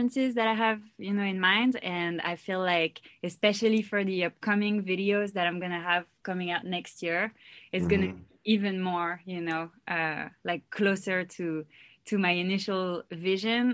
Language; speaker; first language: English; non-native, fluent; French